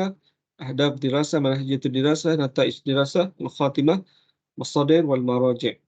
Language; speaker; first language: Arabic; non-native, fluent; Malay